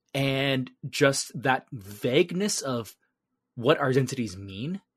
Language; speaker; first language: English; early bilingual, other home language; Vietnamese